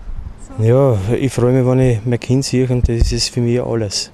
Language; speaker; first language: German; non-native, fluent; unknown